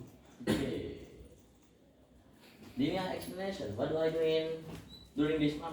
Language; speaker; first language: English; non-native, learner; Indonesian